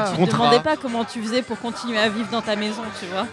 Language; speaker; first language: French; native; French